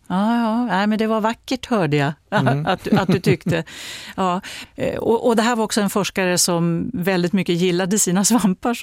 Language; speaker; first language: Swedish; native; Swedish